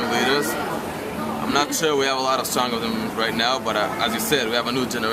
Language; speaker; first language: English; non-native, fluent; Hebrew